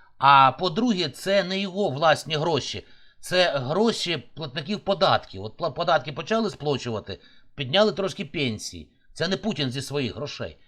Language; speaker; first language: Ukrainian; native; Ukrainian